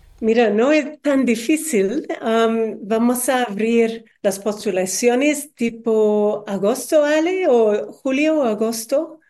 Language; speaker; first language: Spanish; non-native, learner; English